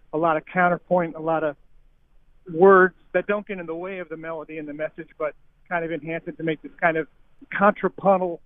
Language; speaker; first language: English; native; English